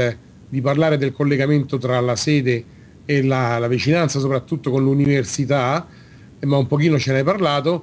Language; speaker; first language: Italian; native; Italian